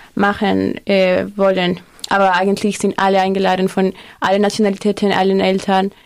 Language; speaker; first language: German; non-native, learner; Spanish